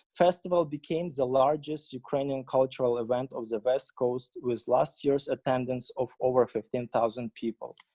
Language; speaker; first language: English; non-native, fluent; Ukrainian